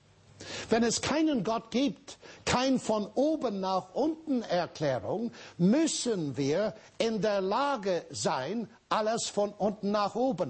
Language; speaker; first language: German; non-native, fluent; English